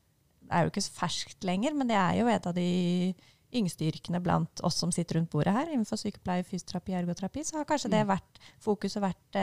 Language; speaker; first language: Norwegian; native; Norwegian